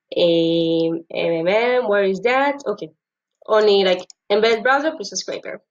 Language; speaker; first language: English; non-native, fluent; Hebrew